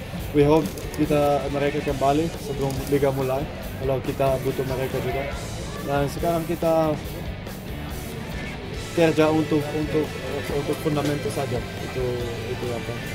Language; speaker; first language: Indonesian; non-native, fluent; Dutch